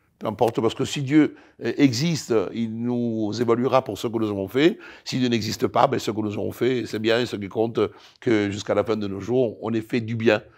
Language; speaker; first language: French; non-native, fluent; Italian